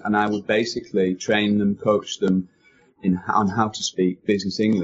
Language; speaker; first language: English; native; English